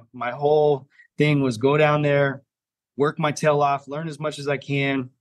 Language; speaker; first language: English; native; English